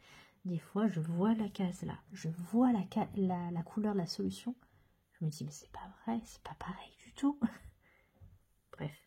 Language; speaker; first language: French; native; French